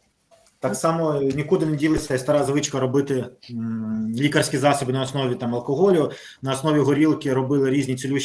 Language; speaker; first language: Ukrainian; native; Ukrainian